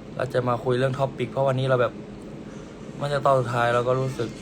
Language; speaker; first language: Thai; native; Thai